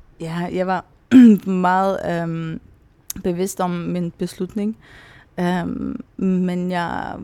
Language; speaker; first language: Danish; non-native, local second language; Faroese